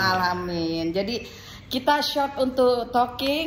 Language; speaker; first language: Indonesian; native; Indonesian